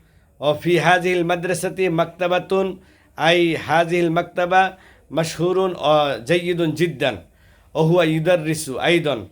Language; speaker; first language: Arabic; non-native, learner; Bangla